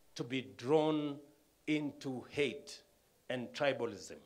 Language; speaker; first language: English; non-native, local second language; Kalenjin